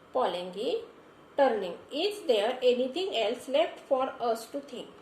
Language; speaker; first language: English; non-native, local second language; Marathi